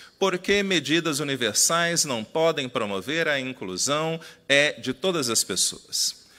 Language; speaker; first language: Portuguese; native; Portuguese